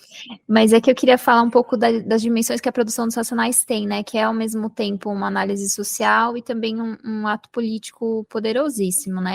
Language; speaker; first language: Portuguese; native; Portuguese